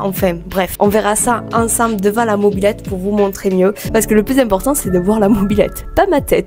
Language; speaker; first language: French; native; French